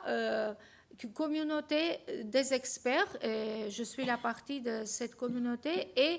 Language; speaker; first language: French; non-native, fluent; Armenian